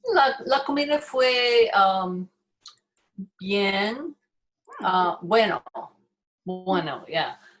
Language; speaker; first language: Spanish; non-native, learner; English